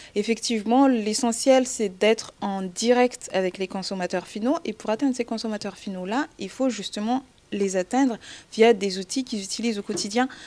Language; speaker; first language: French; non-native, local second language; Malagasy